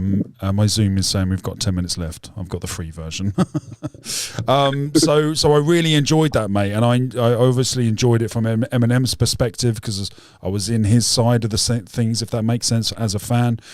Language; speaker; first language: English; native; English